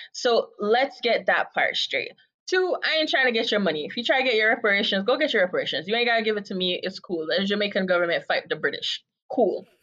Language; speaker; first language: English; native; English